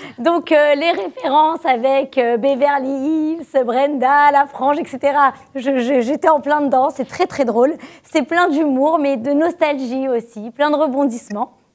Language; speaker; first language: French; native; French